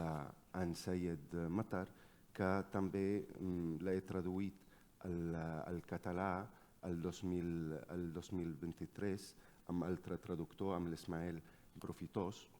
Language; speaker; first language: Catalan; non-native, fluent; Arabic